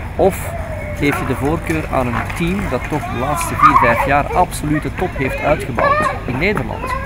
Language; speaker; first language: Dutch; native; Dutch